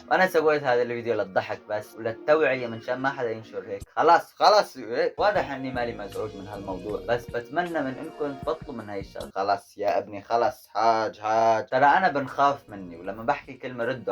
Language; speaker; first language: Arabic; native; Arabic